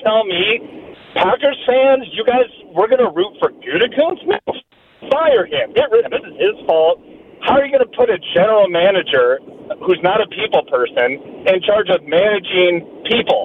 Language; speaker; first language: English; native; English